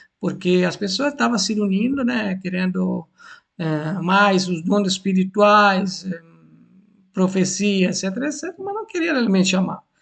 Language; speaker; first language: Portuguese; non-native, fluent; Italian